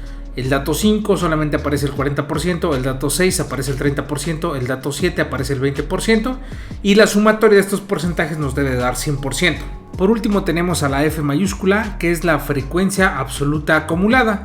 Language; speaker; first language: Spanish; native; Spanish